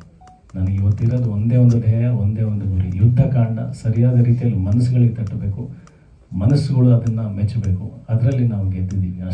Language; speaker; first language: Kannada; native; Kannada